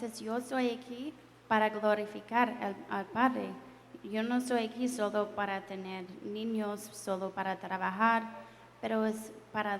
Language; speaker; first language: Spanish; non-native, learner; English